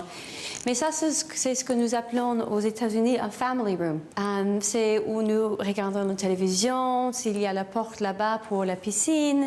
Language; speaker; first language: French; non-native, learner; English